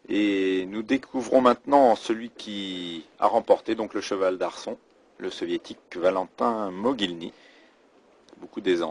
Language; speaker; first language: French; native; French